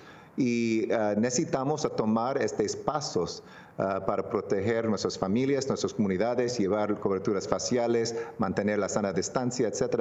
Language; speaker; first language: Spanish; non-native, local second language; English